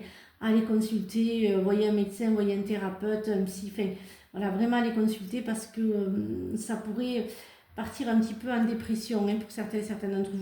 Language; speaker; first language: French; native; French